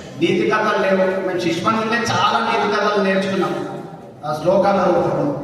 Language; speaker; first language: Telugu; native; Telugu